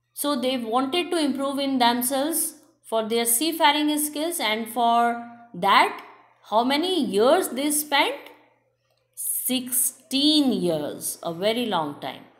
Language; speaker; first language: English; non-native, local second language; Hindi